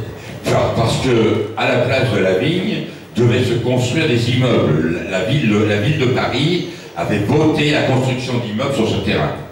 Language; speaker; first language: French; native; French